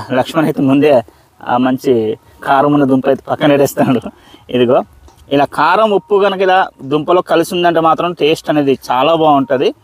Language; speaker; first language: Telugu; non-native, local second language; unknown